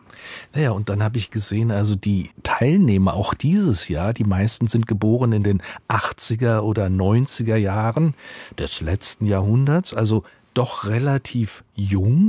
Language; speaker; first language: German; native; German